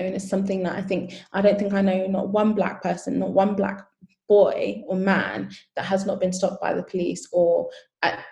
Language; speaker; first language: English; native; English